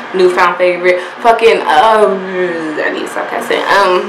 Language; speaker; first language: English; native; English